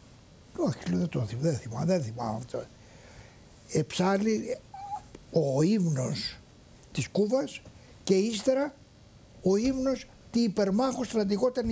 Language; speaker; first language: Greek; native; Greek